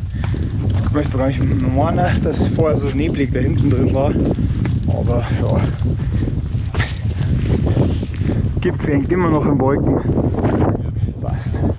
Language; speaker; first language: German; native; German